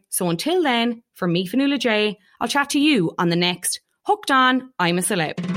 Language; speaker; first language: English; native; English